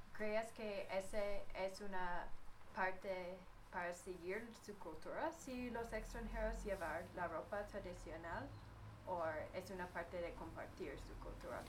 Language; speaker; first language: Spanish; non-native, learner; English